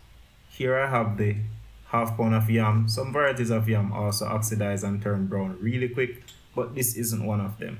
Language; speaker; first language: English; native; English